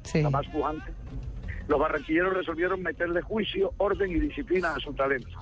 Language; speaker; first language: Spanish; native; Spanish